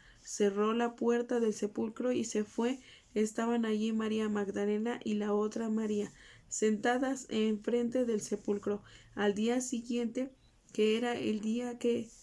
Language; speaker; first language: Spanish; native; Spanish